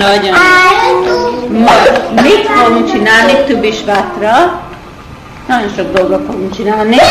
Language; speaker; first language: Hungarian; non-native, learner; Hebrew